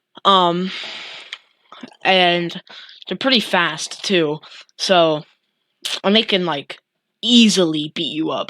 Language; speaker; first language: English; native; English